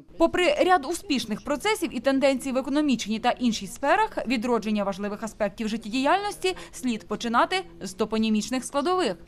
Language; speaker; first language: Ukrainian; native; Ukrainian